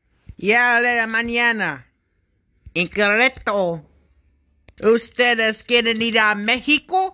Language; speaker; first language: Spanish; non-native, learner; English